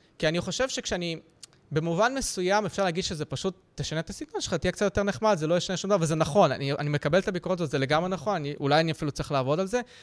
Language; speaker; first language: Hebrew; early bilingual, other home language; Russian